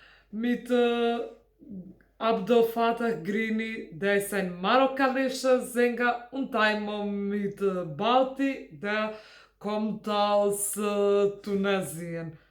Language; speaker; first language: German; non-native, fluent; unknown